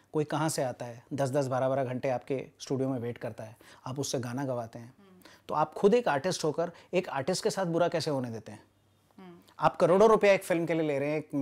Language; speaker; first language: Hindi; native; Hindi